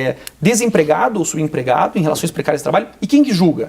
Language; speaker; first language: Portuguese; native; Portuguese